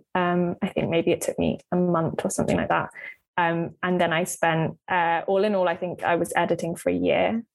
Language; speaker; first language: English; native; English